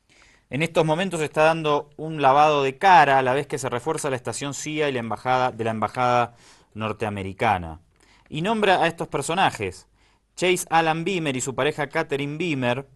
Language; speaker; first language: Spanish; native; Spanish